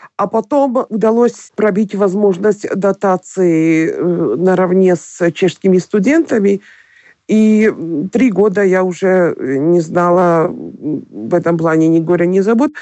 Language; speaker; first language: Russian; native; Russian